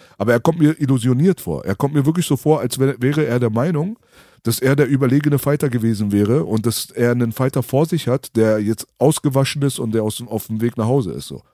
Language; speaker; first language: German; early bilingual, other home language; Persian